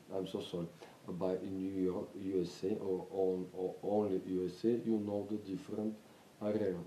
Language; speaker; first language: English; non-native, learner; Bulgarian